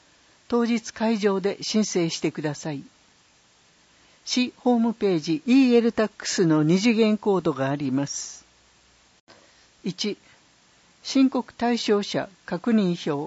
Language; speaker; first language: Japanese; native; Japanese